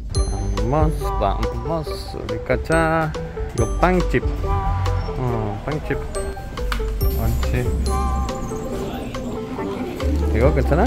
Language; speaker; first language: Korean; non-native, learner; Spanish